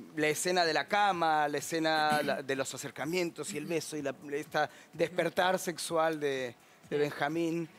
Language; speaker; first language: Spanish; native; Spanish